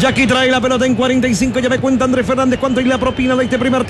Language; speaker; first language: Spanish; native; Spanish